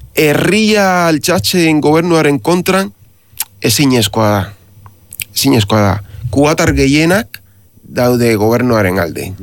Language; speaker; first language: Basque; non-native, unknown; Spanish